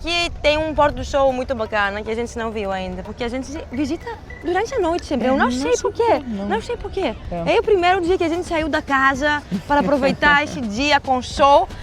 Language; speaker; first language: Portuguese; non-native, fluent; Greek